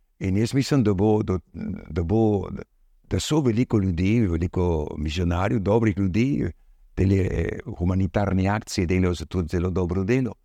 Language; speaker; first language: Slovenian; early bilingual, heritage; Slovenian